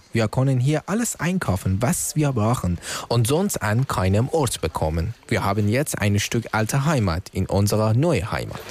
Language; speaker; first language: German; non-native, fluent; Persian